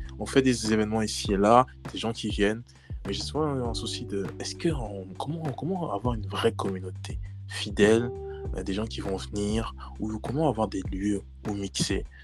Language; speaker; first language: French; native; French